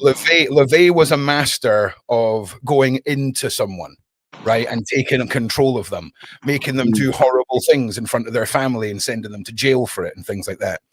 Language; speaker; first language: English; native; English